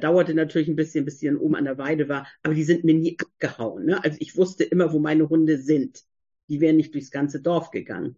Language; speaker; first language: German; native; German